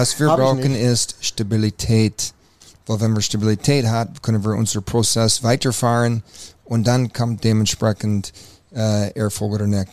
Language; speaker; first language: German; non-native, fluent; English